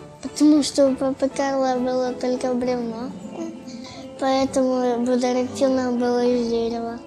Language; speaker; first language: Russian; native; Russian